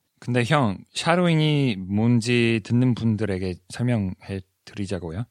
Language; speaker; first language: Korean; native; Korean